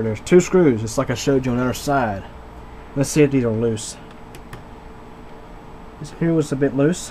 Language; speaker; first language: English; native; English